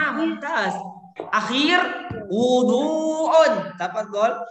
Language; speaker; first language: Arabic; non-native, learner; Indonesian